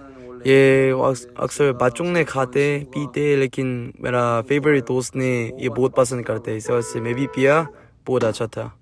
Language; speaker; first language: Hindi; non-native, learner; Korean